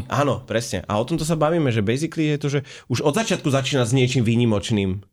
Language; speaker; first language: Slovak; native; Slovak